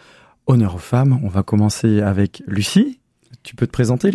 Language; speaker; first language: French; native; French